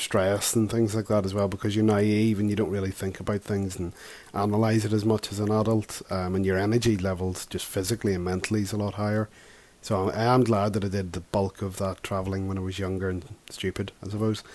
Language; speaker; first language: English; native; English